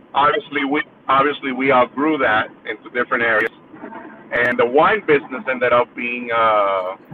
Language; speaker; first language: English; early bilingual, other home language; Spanish